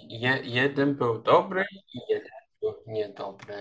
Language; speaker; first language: Polish; non-native, learner; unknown